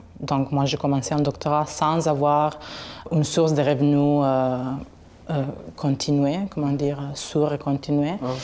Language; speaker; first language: French; non-native, fluent; Italian